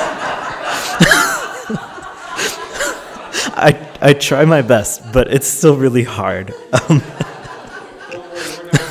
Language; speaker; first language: English; native; English